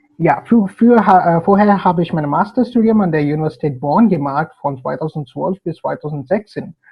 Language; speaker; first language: German; non-native, learner; Telugu